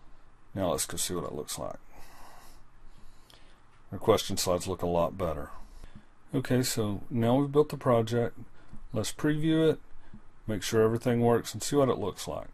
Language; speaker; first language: English; native; English